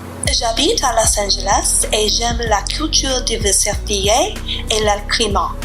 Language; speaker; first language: French; non-native, learner; English